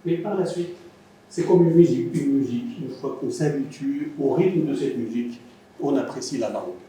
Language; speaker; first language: French; non-native, local second language; Arabic